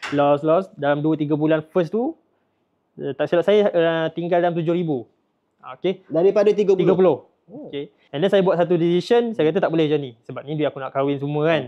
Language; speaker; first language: Malay; native; Malay